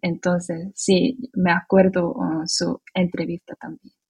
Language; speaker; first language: Spanish; non-native, fluent; Korean